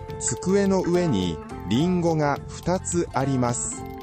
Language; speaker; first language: Japanese; non-native, fluent; Filipino